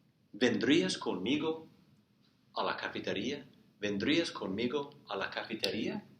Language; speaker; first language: Spanish; non-native, fluent; English